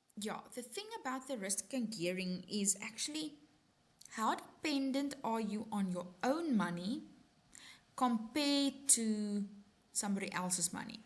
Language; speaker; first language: English; non-native, local second language; Afrikaans